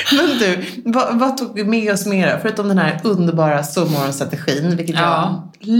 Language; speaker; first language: Swedish; native; Swedish